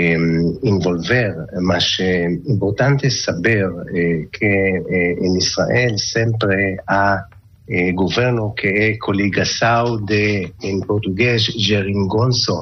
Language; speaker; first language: Portuguese; non-native, learner; Hebrew